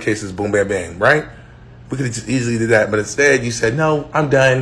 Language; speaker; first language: English; native; English